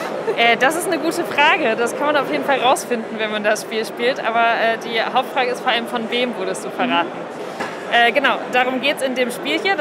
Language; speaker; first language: German; native; German